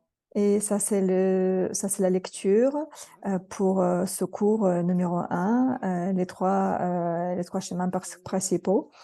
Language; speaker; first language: French; non-native, fluent; Russian